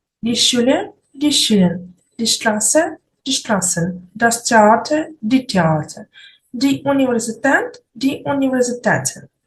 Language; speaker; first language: German; non-native, fluent; Ukrainian